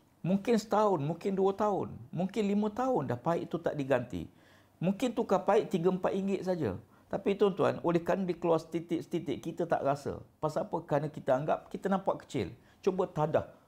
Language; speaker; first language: Malay; native; Malay